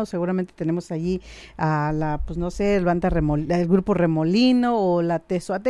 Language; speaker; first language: Spanish; non-native, local second language; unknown